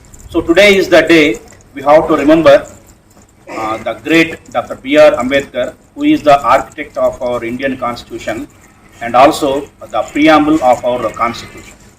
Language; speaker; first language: English; non-native, local second language; Telugu